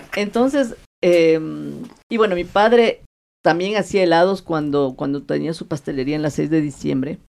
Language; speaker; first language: Spanish; native; Spanish